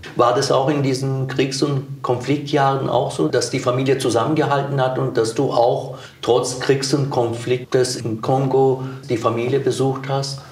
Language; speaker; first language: German; early bilingual, other home language; Turkish